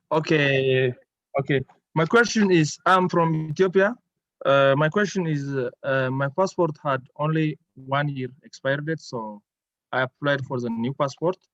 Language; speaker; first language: English; non-native, local second language; Amharic